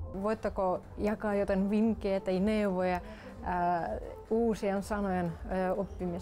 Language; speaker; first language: Finnish; non-native, local second language; Russian